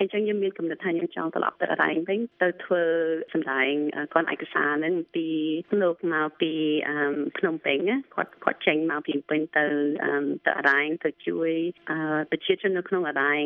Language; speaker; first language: Khmer; early bilingual, heritage; Khmer